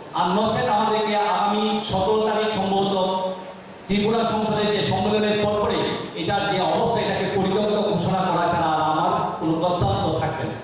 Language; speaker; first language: Bangla; non-native, local second language; Marma